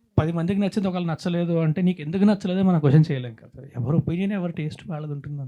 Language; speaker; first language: Telugu; native; Telugu